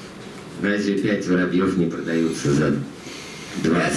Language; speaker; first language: Russian; native; Russian